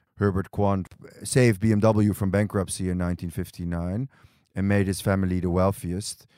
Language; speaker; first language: English; non-native, fluent; Dutch